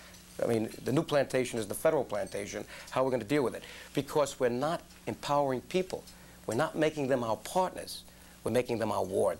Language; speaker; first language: English; native; English